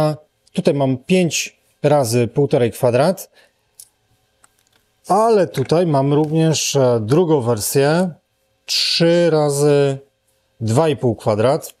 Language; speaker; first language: Polish; native; Polish